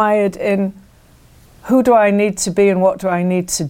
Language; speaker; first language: English; native; English